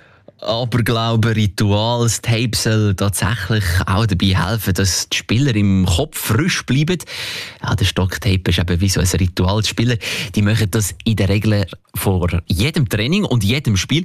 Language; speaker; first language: German; native; German